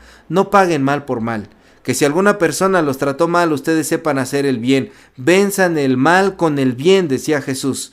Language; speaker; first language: Spanish; native; Spanish